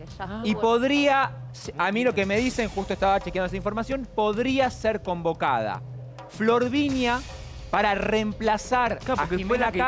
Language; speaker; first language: Spanish; native; Spanish